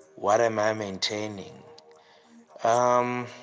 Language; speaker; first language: English; non-native, local second language; Southern Sotho